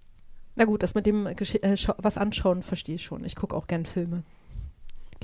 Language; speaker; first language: German; native; German